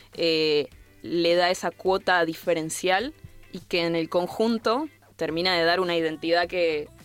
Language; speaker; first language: Spanish; non-native, fluent; English